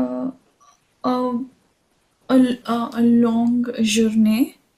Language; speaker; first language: French; non-native, learner; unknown